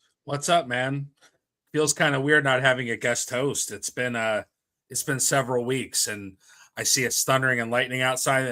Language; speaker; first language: English; native; English